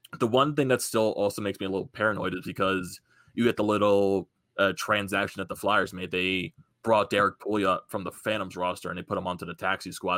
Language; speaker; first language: English; native; English